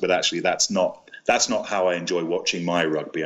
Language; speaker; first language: English; native; English